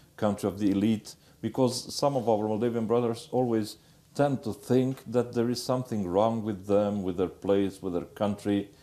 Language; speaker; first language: English; non-native, fluent; Romanian